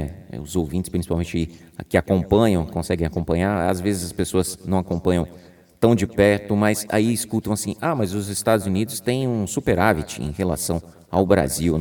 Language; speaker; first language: Portuguese; native; Portuguese